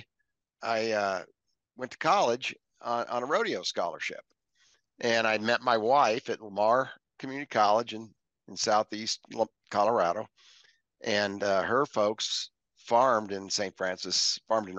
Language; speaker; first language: English; native; English